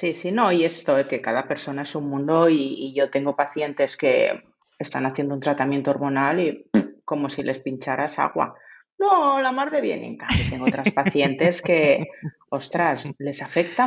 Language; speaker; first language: Spanish; native; Spanish